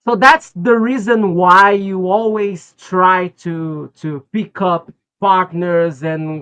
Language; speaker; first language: English; non-native, fluent; Portuguese